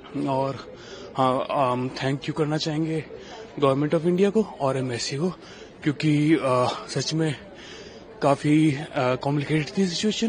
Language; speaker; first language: Hindi; native; Hindi